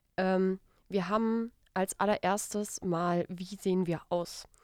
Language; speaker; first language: German; native; German